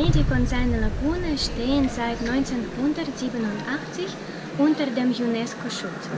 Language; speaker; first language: German; non-native, fluent; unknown